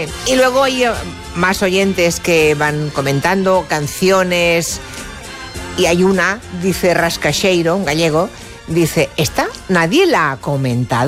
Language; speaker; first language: Spanish; native; Spanish